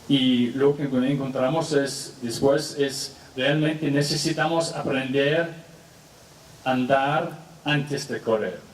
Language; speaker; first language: Spanish; non-native, fluent; English